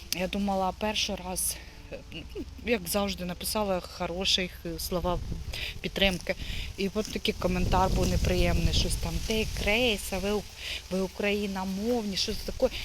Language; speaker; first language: Ukrainian; native; Ukrainian